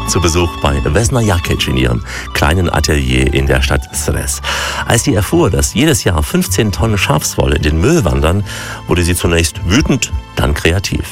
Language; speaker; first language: German; native; German